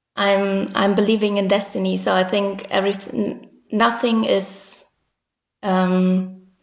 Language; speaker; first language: English; non-native, fluent; German